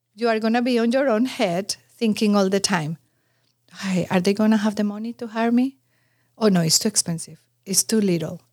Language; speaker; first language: English; non-native, fluent; Spanish